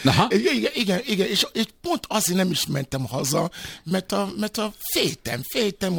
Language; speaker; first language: Hungarian; non-native, fluent; Yoruba